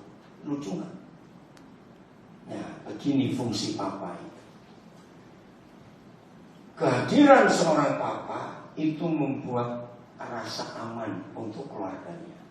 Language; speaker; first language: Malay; non-native, local second language; Javanese